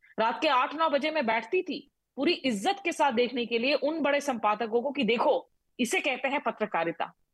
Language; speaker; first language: Hindi; native; Hindi